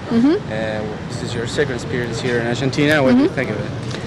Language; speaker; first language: English; non-native, fluent; Spanish